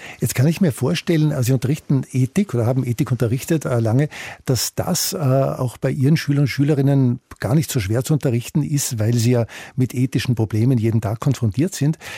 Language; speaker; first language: German; native; German